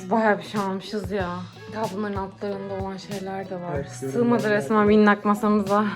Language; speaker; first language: Turkish; native; Turkish